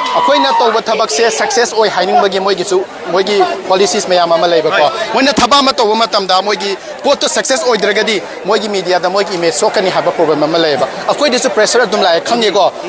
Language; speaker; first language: Manipuri; native; Manipuri